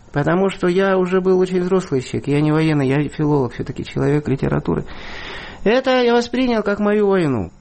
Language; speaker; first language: Russian; native; Russian